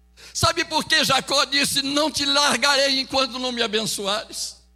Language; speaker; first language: Portuguese; native; Portuguese